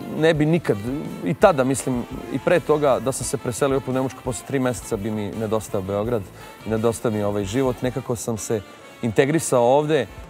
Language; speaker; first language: Serbian; early bilingual, heritage; Serbian